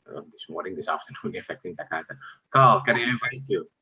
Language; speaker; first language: English; non-native, fluent; Indonesian